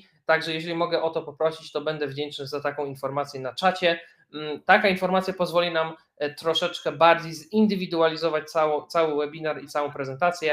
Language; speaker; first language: Polish; native; Polish